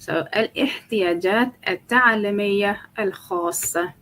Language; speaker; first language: Arabic; non-native, fluent; English